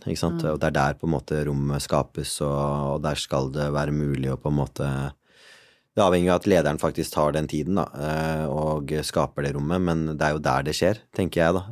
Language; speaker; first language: Norwegian; early bilingual, other home language; Punjabi